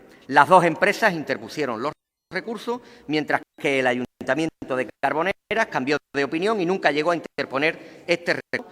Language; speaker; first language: Spanish; native; Spanish